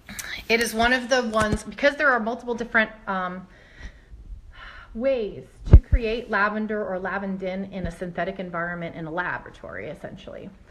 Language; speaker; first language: English; native; English